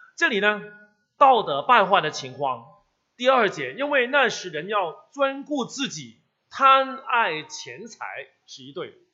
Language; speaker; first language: Chinese; non-native, local second language; Cantonese